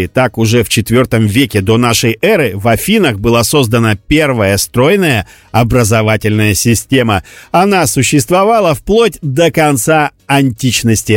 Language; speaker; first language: Russian; native; Russian